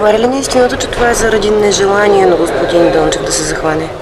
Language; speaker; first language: Bulgarian; native; Bulgarian